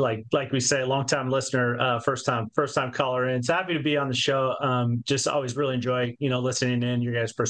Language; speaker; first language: English; native; English